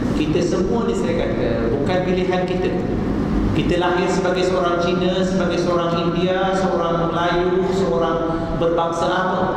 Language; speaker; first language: Malay; non-native, local second language; Chinese